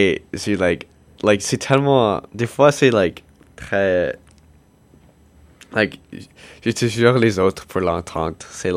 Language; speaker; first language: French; non-native, local second language; English